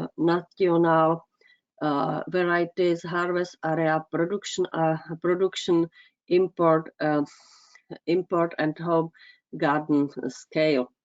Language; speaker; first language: English; non-native, fluent; Czech